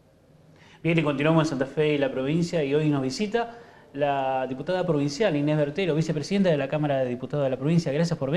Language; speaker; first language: Spanish; native; Spanish